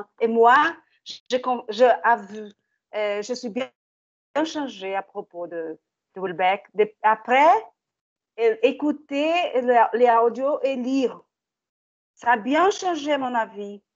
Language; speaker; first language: French; non-native, learner; Portuguese